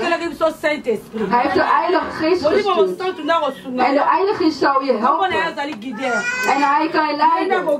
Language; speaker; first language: Dutch; non-native, fluent; Lingala